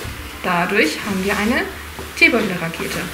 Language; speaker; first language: German; native; German